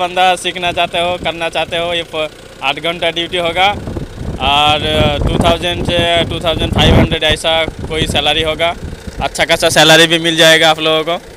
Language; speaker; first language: Hindi; non-native, learner; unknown